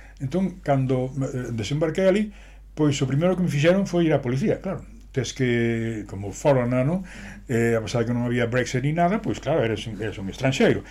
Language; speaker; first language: Galician; non-native, local second language; Spanish